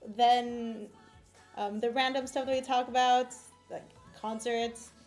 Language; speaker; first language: English; non-native, fluent; Portuguese